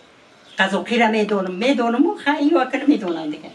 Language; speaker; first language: Persian; non-native, learner; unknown